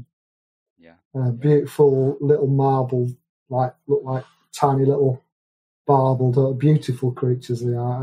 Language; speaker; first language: English; native; English